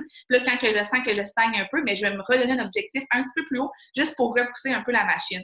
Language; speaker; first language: French; native; French